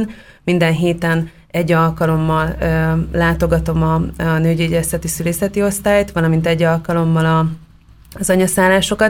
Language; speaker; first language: Hungarian; native; Hungarian